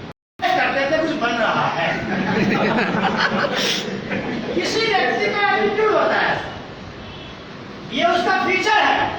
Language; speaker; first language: Hindi; native; Hindi